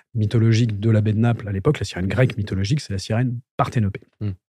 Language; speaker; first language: French; native; French